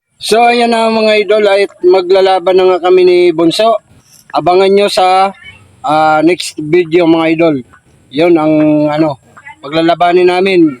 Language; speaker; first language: Filipino; native; Filipino